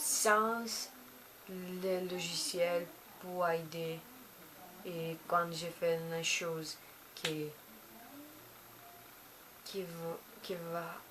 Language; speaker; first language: French; non-native, learner; Portuguese